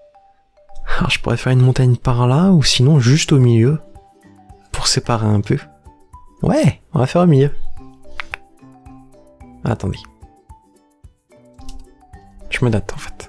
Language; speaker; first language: French; native; French